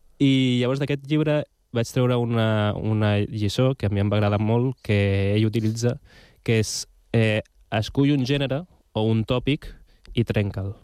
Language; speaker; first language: Catalan; non-native, local second language; Spanish